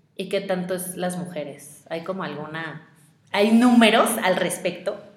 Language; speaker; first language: Spanish; native; Spanish